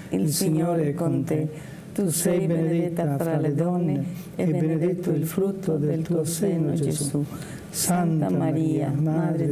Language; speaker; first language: Italian; native; Italian